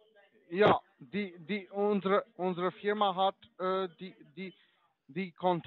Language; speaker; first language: German; non-native, learner; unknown